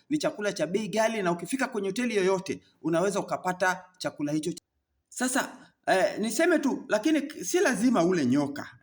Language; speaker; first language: Swahili; native; Swahili